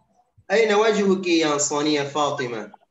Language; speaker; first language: Arabic; non-native, fluent; Indonesian